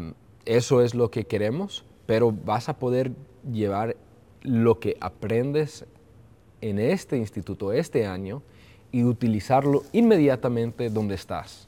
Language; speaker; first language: Spanish; early bilingual, heritage; Spanish